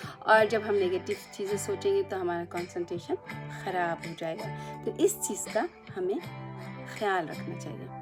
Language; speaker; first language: Urdu; native; Urdu